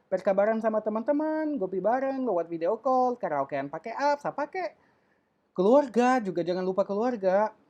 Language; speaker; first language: Indonesian; non-native, fluent; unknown